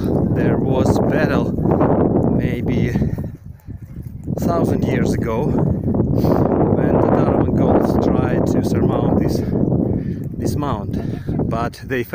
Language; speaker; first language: English; non-native, learner; Ukrainian